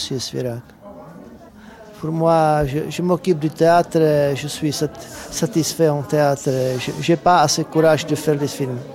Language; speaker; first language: French; non-native, learner; Czech